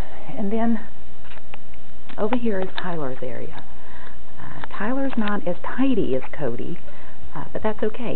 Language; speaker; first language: English; native; English